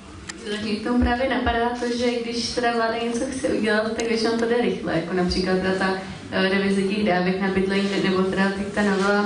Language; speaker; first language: Czech; native; Czech